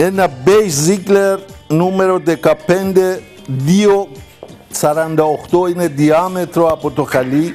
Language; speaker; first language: Greek; non-native, learner; Persian